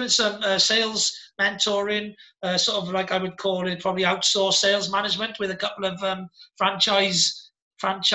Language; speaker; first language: English; native; English